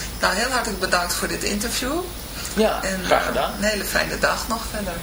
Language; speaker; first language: Dutch; native; Dutch